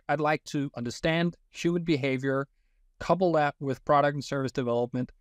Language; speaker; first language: English; non-native, fluent; Danish